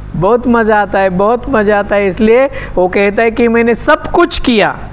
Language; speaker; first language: Hindi; non-native, local second language; Marathi